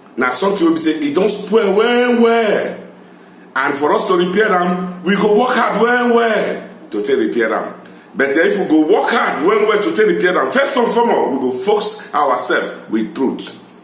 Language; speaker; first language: Nigerian Pidgin; non-native, local second language; Igbo